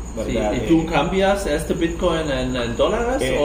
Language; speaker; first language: Spanish; non-native, learner; German